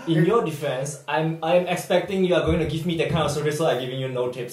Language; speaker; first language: English; non-native, local second language; Chinese